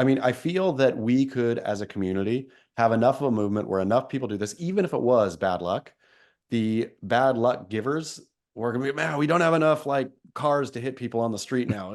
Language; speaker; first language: English; native; English